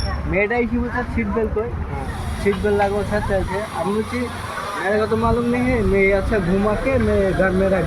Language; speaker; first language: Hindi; non-native, local second language; Bangla